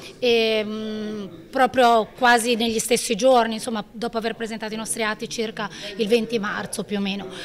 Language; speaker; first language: Italian; native; Italian